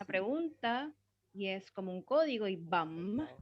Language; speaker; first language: Spanish; native; Spanish